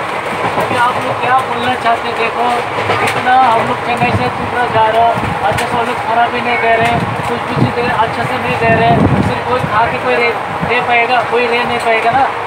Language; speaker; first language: Hindi; non-native, local second language; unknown